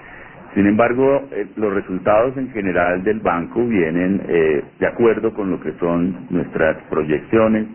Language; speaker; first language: Spanish; native; Spanish